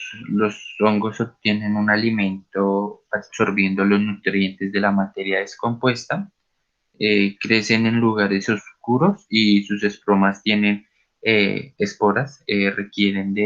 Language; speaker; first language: Spanish; native; Spanish